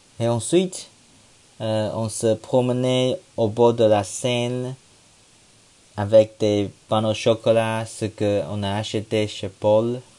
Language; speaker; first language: French; non-native, learner; Chinese